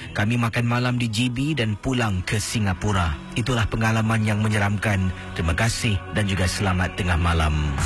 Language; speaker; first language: Malay; native; Malay